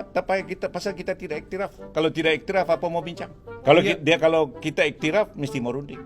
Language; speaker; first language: Malay; native; Malay